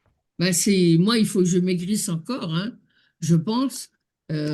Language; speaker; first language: French; native; French